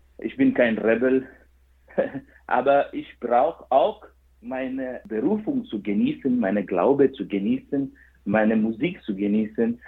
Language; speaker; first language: German; non-native, fluent; Kannada